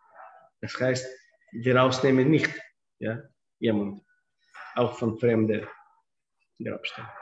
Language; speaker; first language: German; non-native, fluent; Russian